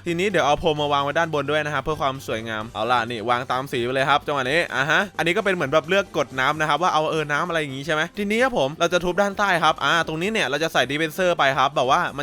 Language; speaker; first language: Thai; native; Thai